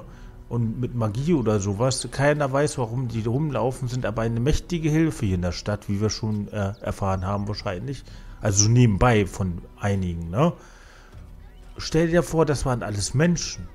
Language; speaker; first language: German; native; German